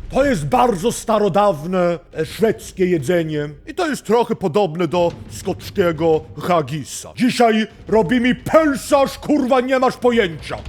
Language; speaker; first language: Polish; non-native, learner; Swedish